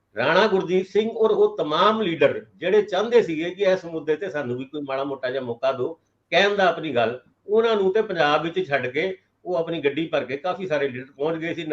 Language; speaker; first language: Punjabi; non-native, local second language; Hindi